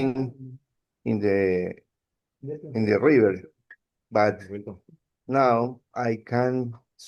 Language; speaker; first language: English; non-native, learner; Spanish